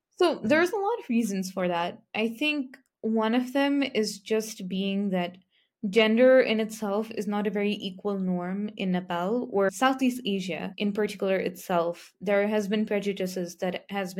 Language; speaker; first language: English; non-native, local second language; Nepali